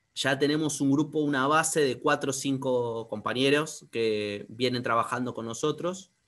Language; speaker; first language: Spanish; native; Spanish